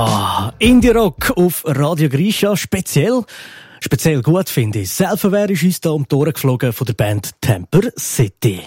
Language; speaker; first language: German; native; German